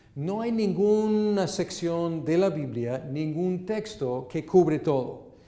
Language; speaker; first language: Spanish; non-native, fluent; English